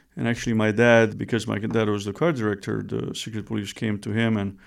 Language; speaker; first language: English; non-native, fluent; Romanian